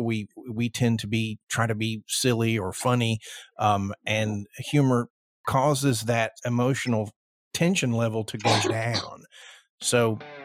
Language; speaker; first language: English; native; English